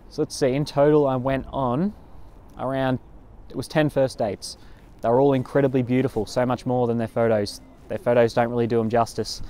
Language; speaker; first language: English; native; English